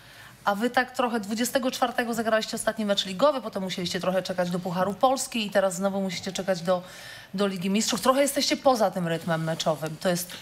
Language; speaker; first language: Polish; native; Polish